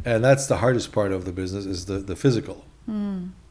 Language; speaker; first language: English; non-native, fluent; German